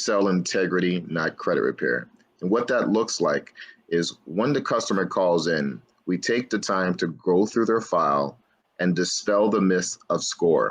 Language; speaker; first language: English; native; English